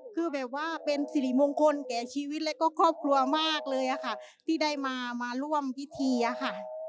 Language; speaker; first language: Thai; native; Thai